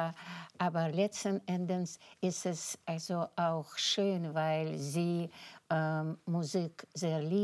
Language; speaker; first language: German; non-native, fluent; Russian